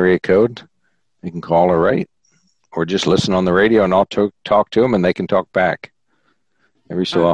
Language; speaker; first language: English; native; English